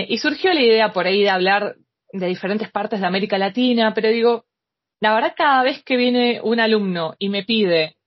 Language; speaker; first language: Spanish; native; Spanish